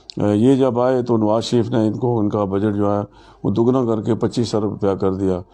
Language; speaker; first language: Urdu; non-native, local second language; Pahari-Potwari